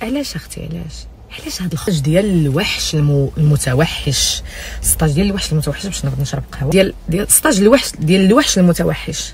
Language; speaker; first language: Arabic; native; Arabic